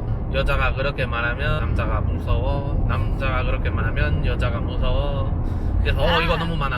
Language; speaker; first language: Korean; non-native, learner; Spanish